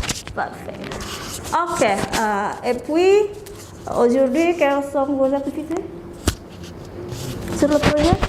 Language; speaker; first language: French; non-native, learner; Indonesian